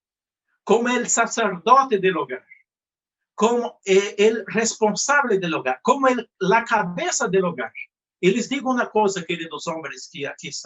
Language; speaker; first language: Spanish; non-native, fluent; Portuguese